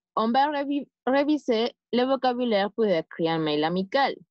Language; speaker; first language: French; non-native, fluent; Spanish